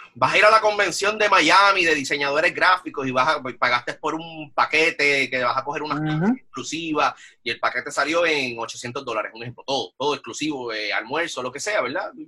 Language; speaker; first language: Spanish; native; Spanish